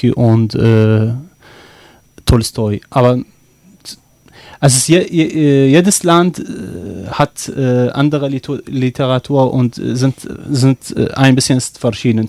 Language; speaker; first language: German; non-native, learner; Arabic